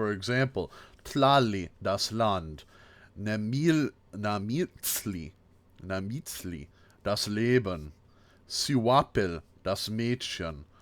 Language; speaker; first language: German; non-native, fluent; English